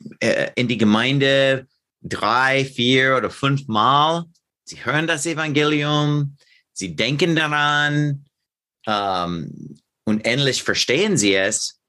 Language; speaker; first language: German; non-native, learner; English